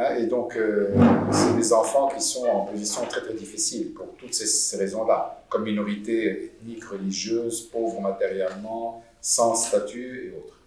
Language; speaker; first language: French; non-native, local second language; Arabic